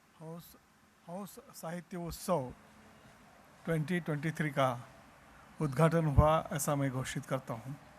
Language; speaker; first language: Hindi; non-native, local second language; Marathi